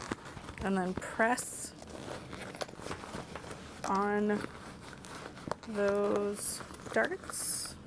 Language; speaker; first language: English; native; English